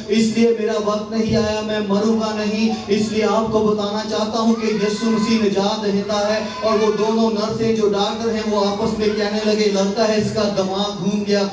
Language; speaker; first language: Urdu; non-native, local second language; Punjabi